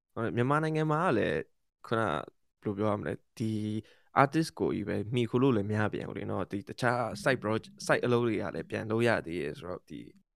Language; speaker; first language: Burmese; non-native, local second language; Kachin